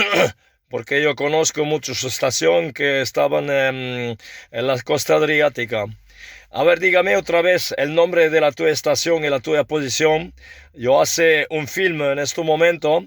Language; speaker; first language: Spanish; non-native, learner; French